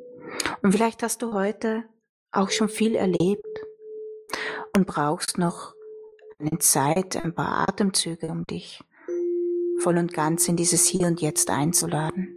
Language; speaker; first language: German; native; German